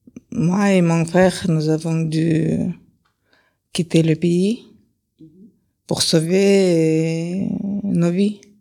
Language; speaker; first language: French; non-native, fluent; Kyrgyz